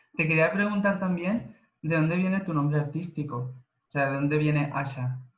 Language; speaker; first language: Spanish; native; Spanish